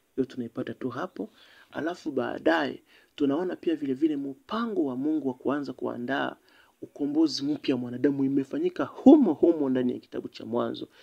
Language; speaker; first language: Swahili; native; Swahili